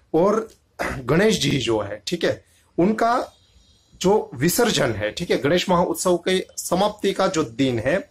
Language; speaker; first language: Hindi; non-native, local second language; Gujarati